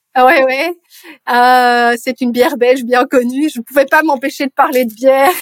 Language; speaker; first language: French; native; French